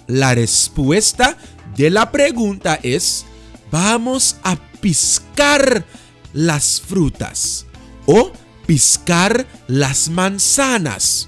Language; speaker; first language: Spanish; non-native, fluent; Dutch